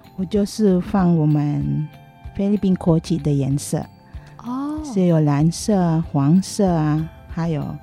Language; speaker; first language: Chinese; non-native, fluent; Filipino